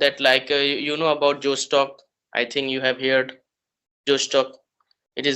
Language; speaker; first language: English; non-native, learner; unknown